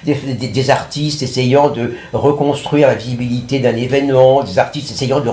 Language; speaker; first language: French; native; French